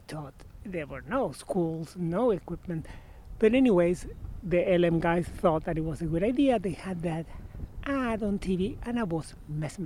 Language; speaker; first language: English; non-native, fluent; Spanish